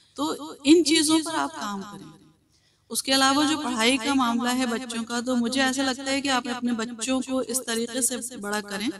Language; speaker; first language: Hindi; native; Hindi